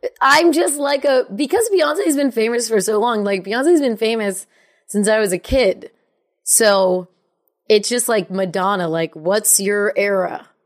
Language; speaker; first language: English; native; English